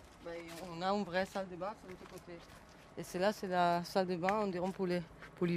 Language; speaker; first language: French; non-native, fluent; Italian